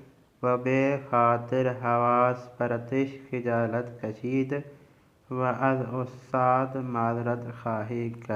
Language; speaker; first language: Persian; non-native, fluent; Urdu